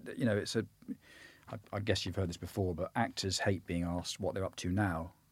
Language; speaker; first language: English; native; English